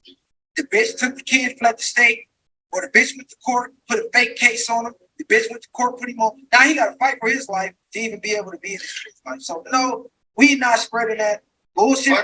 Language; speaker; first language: English; native; English